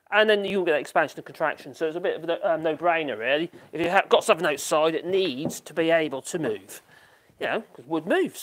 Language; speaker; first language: English; native; English